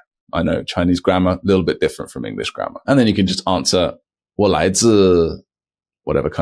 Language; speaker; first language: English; native; English